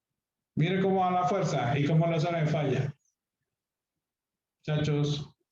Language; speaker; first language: Spanish; native; Spanish